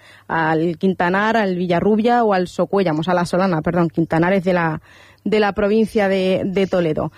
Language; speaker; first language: Spanish; native; Spanish